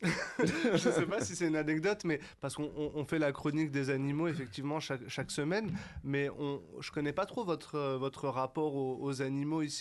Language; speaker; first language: French; native; French